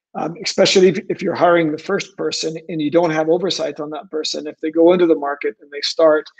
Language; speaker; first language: English; native; English